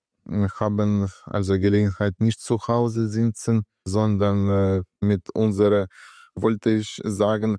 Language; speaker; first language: German; non-native, learner; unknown